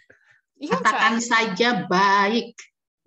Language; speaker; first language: Indonesian; native; Indonesian